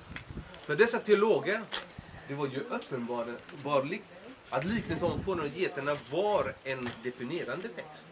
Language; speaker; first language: Swedish; non-native, fluent; Spanish